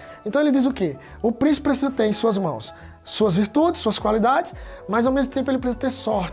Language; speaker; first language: Portuguese; native; Portuguese